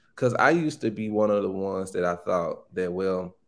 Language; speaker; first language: English; native; English